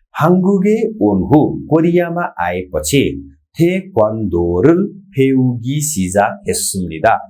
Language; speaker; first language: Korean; non-native, fluent; Nepali